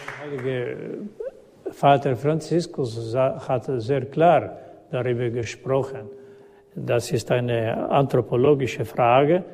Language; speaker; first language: German; non-native, learner; Croatian